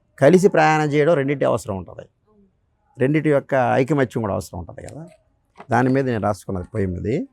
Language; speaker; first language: Telugu; native; Telugu